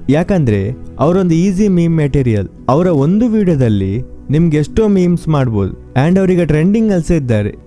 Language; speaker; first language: Kannada; native; Kannada